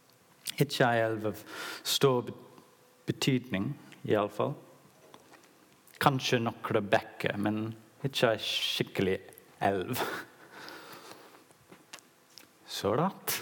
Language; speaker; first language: Norwegian; non-native, learner; English